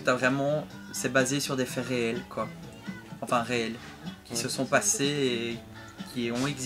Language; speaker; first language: French; native; French